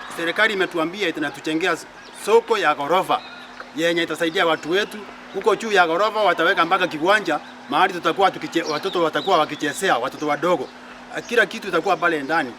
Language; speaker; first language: Swahili; non-native, local second language; Gusii